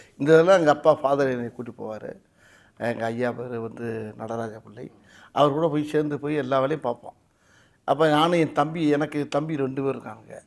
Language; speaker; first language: Tamil; native; Tamil